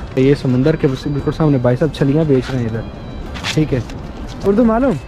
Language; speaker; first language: Urdu; non-native, local second language; Punjabi